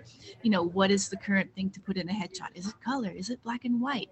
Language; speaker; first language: English; native; English